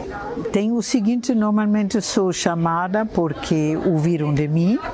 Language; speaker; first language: Portuguese; non-native, fluent; German